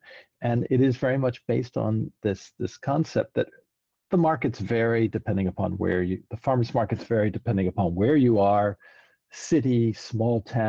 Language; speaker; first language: English; native; English